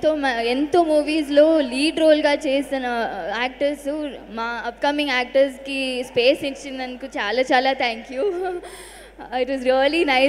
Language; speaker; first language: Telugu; non-native, learner; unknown